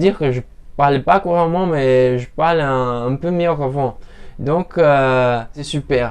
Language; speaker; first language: French; non-native, learner; Portuguese